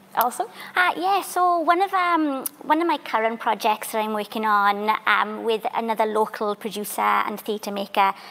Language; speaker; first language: English; native; English